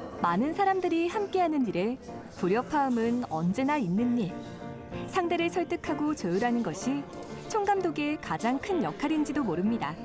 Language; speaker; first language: Korean; native; Korean